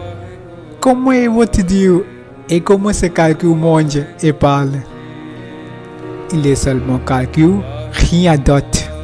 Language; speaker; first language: French; non-native, learner; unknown